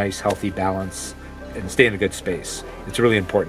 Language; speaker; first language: English; native; English